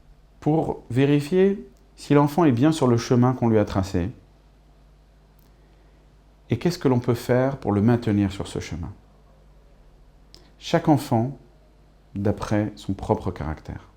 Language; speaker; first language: French; native; French